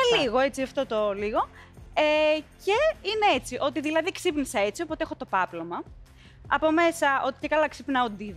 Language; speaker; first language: Greek; native; Greek